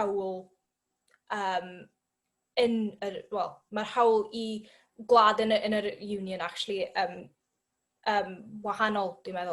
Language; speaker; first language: Welsh; non-native, learner; English